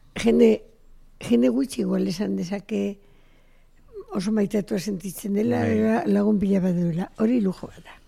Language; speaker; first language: Basque; non-native, local second language; Spanish